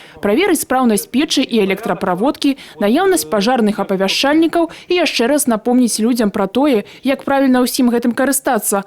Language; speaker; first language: Belarusian; native; Belarusian